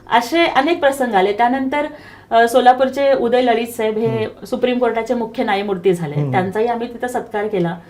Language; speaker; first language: Marathi; non-native, local second language; Telugu